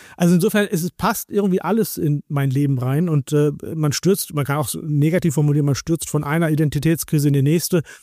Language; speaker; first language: German; native; German